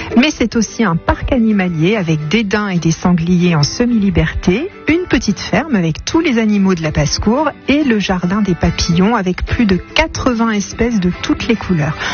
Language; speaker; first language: French; native; French